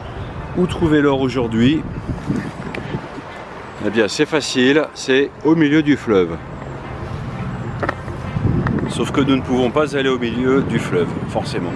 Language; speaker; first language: French; native; French